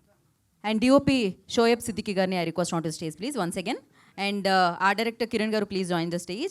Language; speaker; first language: Telugu; native; Telugu